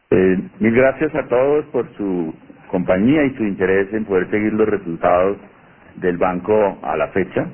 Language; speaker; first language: Spanish; native; Spanish